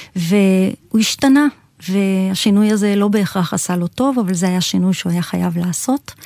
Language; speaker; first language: Hebrew; native; Hebrew